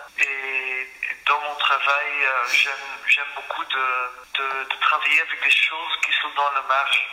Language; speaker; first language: French; non-native, fluent; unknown